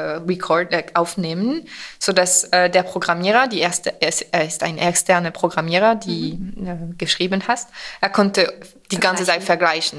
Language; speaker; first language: German; non-native, fluent; French